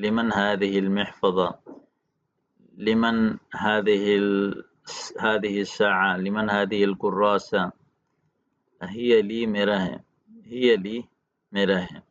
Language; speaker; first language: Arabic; non-native, fluent; Urdu